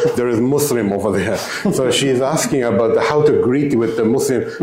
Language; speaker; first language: English; non-native, learner; Japanese